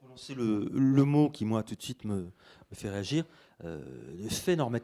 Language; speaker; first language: French; native; French